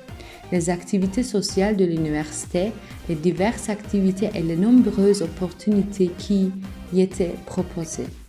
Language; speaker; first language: French; non-native, learner; Turkish